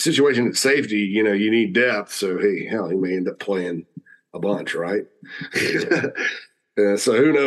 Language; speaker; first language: English; native; English